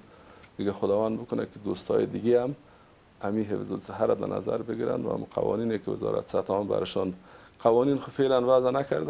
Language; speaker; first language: Persian; native; Persian